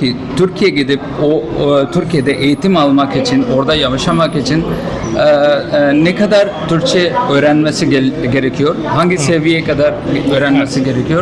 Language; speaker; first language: Turkish; non-native, fluent; Urdu